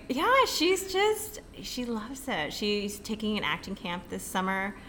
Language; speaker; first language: English; early bilingual, other home language; Filipino